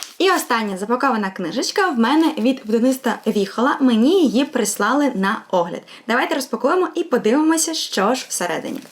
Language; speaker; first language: Ukrainian; non-native, local second language; Russian